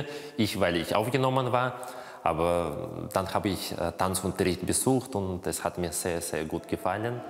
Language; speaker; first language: German; non-native, fluent; Russian